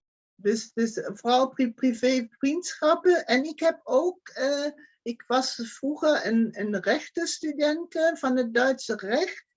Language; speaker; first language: Dutch; non-native, fluent; German